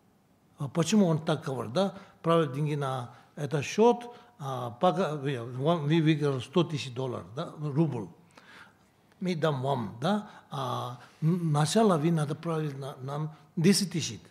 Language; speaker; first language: Russian; non-native, learner; Tibetan